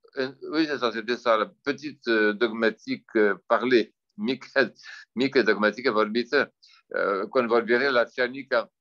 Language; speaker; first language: French; native; French